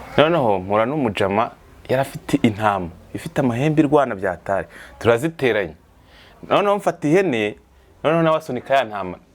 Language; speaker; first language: Kinyarwanda; native; Kinyarwanda